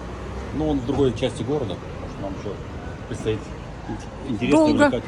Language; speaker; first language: Russian; native; Russian